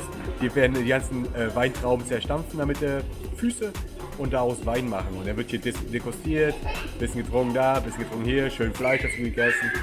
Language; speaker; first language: German; native; German